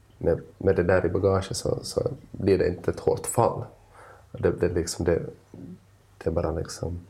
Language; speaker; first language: Swedish; non-native, local second language; Finnish